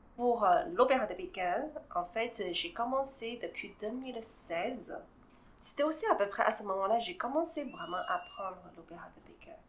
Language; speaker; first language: French; non-native, fluent; Chinese